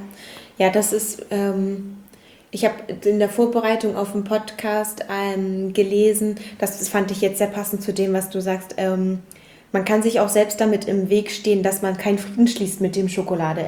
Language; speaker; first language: German; native; German